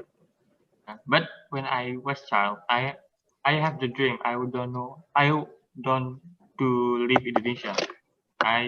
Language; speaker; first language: English; non-native, learner; Indonesian